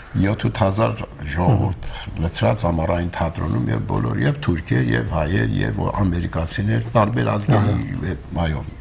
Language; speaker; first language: Armenian; native; Armenian